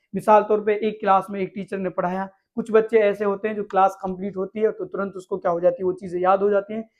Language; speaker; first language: Hindi; native; Hindi